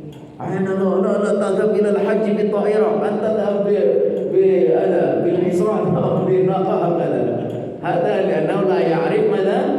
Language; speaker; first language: Arabic; non-native, fluent; Indonesian